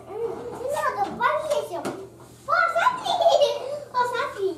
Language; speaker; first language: Russian; early bilingual, other home language; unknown